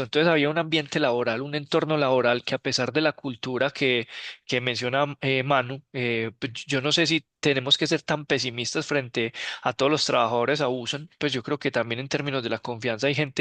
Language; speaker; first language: Spanish; native; Spanish